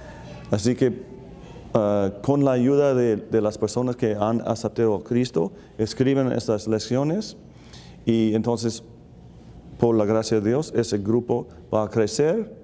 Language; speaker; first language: Spanish; non-native, fluent; English